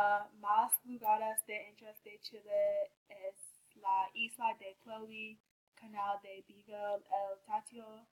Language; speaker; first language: Spanish; non-native, learner; English